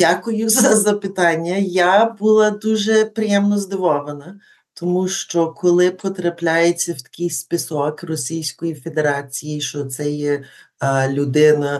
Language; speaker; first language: Ukrainian; early bilingual, heritage; Ukrainian